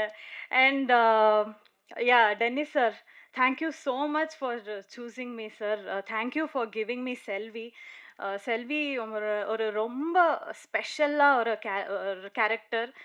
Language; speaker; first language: Tamil; non-native, learner; Kannada